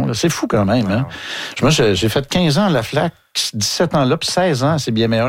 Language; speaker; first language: French; native; French